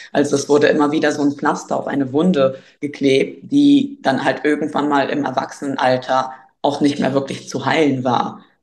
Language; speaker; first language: German; early bilingual, other home language; Albanian